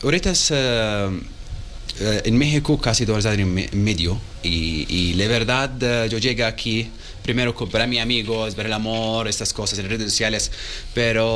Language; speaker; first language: Spanish; non-native, learner; Arabic